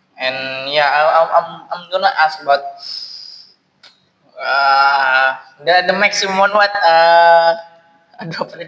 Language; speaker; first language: English; non-native, learner; Indonesian